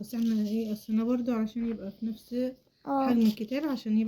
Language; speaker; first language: Arabic; native; Arabic